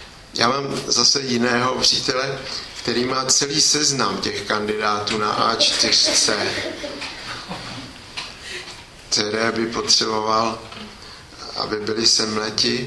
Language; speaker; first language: Czech; native; Czech